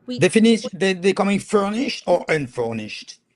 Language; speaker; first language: English; non-native, fluent; French